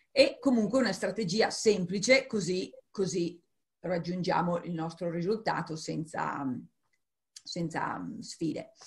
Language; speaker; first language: Italian; early bilingual, heritage; English